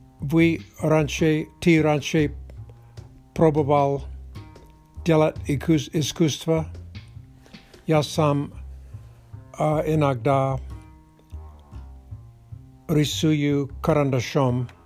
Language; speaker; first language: Russian; non-native, learner; English